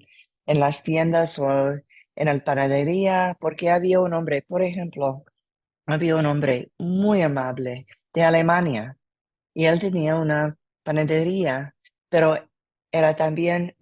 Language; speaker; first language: Spanish; non-native, learner; English